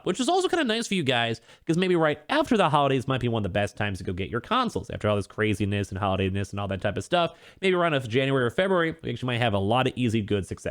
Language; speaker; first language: English; native; English